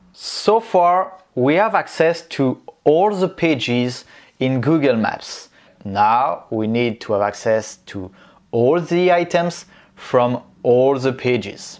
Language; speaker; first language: English; non-native, fluent; French